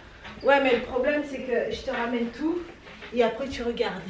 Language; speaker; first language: French; native; French